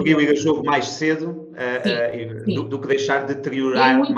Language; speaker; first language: Portuguese; native; Portuguese